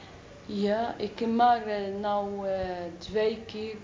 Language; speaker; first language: Dutch; non-native, learner; Arabic